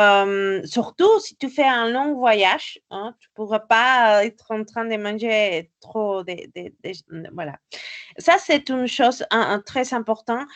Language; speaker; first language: French; non-native, fluent; Spanish